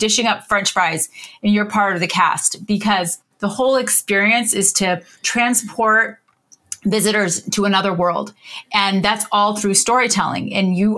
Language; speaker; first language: English; native; English